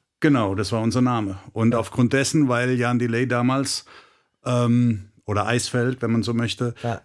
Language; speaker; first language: German; native; German